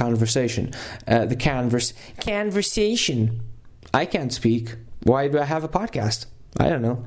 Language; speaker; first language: English; non-native, fluent; Portuguese